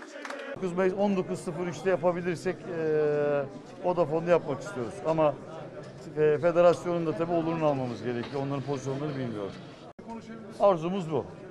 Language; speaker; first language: Turkish; native; Turkish